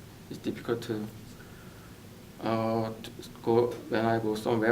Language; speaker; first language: English; non-native, learner; Korean